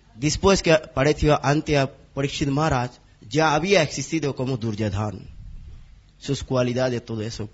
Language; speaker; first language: Spanish; non-native, learner; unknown